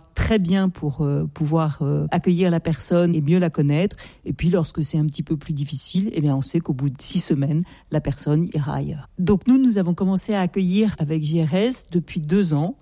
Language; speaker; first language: French; native; French